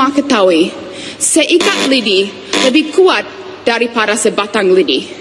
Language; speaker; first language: Indonesian; non-native, fluent; English